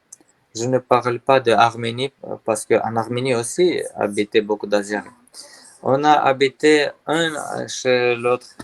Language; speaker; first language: French; non-native, learner; Armenian